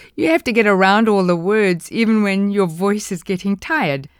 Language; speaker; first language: English; native; English